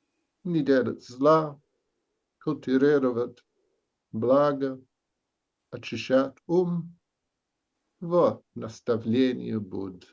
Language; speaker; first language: Russian; non-native, learner; English